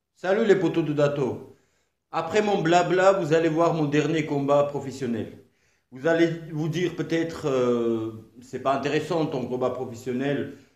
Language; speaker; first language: French; non-native, fluent; Georgian